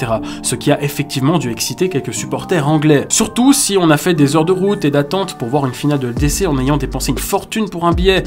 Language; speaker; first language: French; native; French